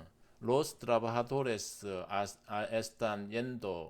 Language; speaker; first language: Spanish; non-native, learner; Korean